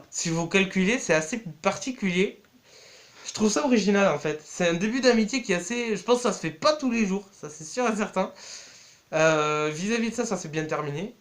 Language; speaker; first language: French; native; French